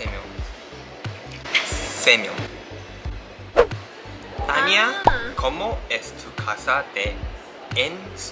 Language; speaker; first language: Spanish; non-native, learner; Japanese